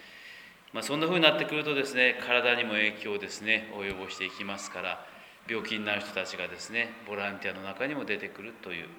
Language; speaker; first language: Japanese; native; Japanese